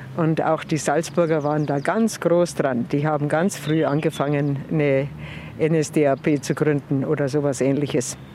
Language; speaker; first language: German; native; German